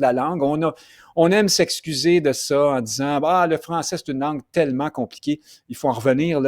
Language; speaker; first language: French; native; French